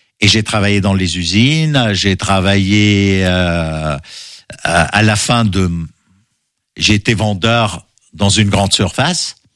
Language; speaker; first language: French; non-native, local second language; Arabic